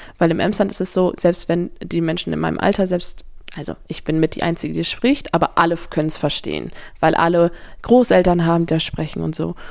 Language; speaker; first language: German; native; German